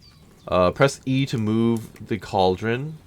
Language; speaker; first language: English; native; English